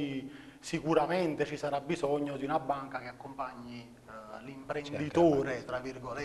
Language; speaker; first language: Italian; native; Italian